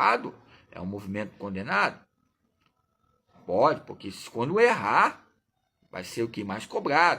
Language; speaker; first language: Portuguese; native; Portuguese